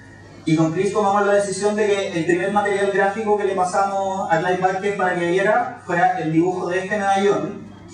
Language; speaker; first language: Spanish; native; Spanish